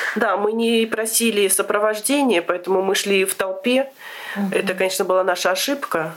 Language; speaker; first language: Russian; native; Russian